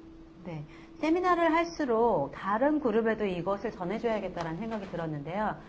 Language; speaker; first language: Korean; native; Korean